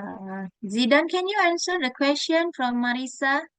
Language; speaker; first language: English; non-native, fluent; Indonesian